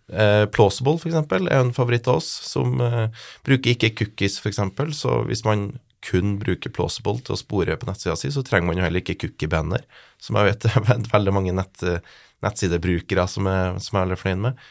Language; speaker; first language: Norwegian; native; Norwegian